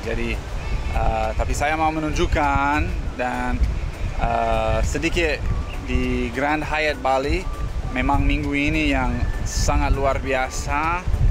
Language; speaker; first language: Indonesian; non-native, fluent; English